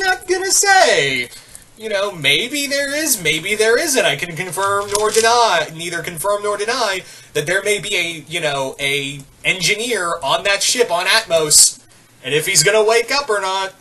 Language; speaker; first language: English; native; English